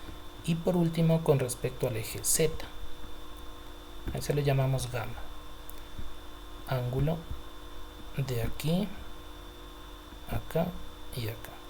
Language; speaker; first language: Spanish; native; Spanish